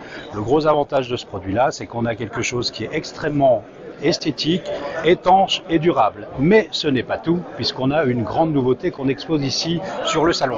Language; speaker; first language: French; native; French